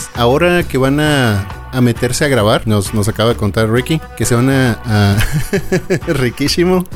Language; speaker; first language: Spanish; native; Spanish